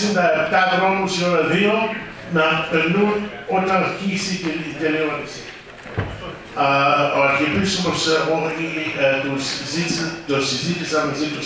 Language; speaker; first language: Greek; early bilingual, heritage; Greek